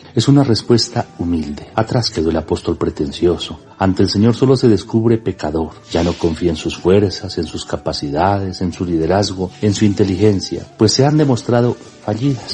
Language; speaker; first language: Spanish; native; Spanish